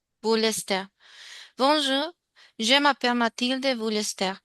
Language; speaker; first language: French; non-native, learner; Spanish